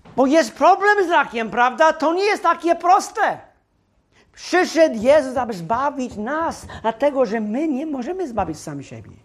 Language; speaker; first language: Polish; non-native, fluent; English